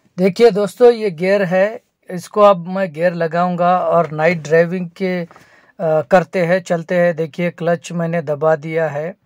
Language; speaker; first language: Hindi; non-native, local second language; Marathi